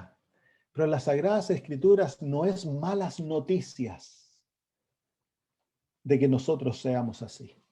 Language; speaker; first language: Spanish; native; Spanish